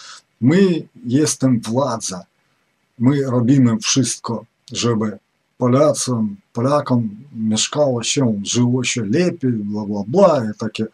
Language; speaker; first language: Polish; non-native, fluent; Ukrainian